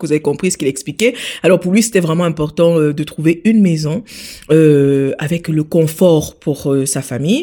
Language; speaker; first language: French; native; French